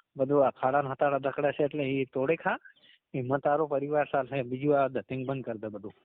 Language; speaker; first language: Gujarati; native; Gujarati